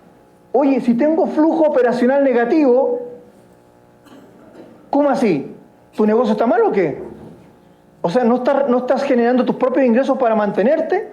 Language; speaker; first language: Spanish; native; Spanish